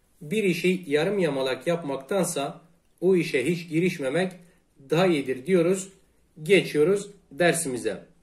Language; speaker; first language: Turkish; native; Turkish